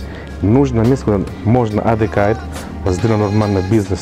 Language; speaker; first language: Russian; non-native, learner; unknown